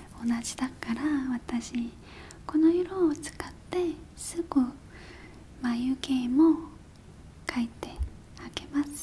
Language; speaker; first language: Japanese; non-native, learner; Korean